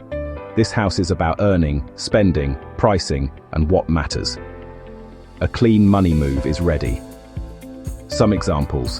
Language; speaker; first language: English; native; English